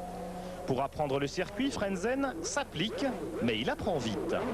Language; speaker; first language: French; native; French